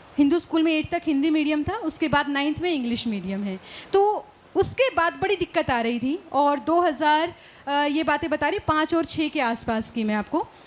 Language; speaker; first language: Hindi; native; Hindi